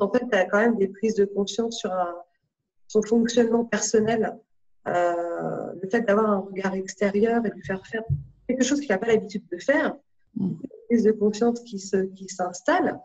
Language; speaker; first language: French; native; French